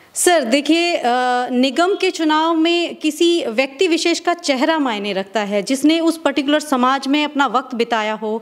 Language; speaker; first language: Hindi; native; Hindi